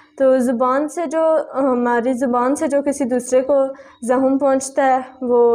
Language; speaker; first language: Urdu; native; Urdu